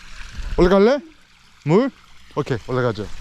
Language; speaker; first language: Korean; non-native, learner; English